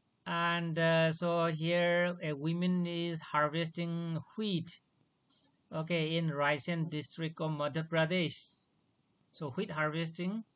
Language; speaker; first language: English; non-native, local second language; Manipuri